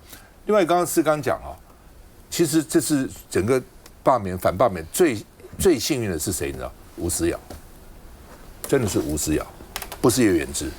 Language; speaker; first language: Chinese; native; Chinese